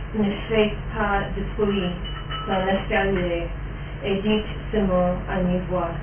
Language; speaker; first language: French; non-native, learner; English